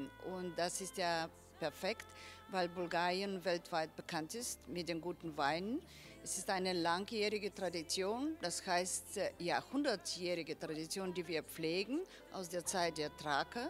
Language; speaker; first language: German; non-native, fluent; Bulgarian